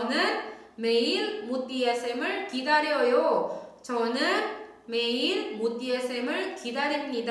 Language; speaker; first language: Korean; non-native, fluent; Indonesian